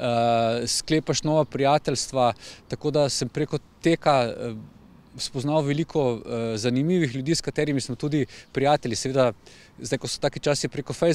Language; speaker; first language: Slovenian; native; Slovenian